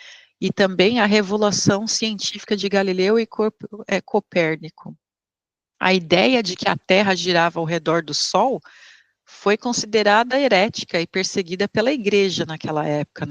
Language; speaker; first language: Portuguese; native; Portuguese